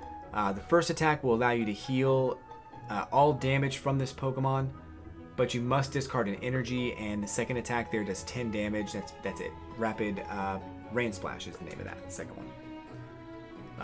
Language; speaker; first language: English; native; English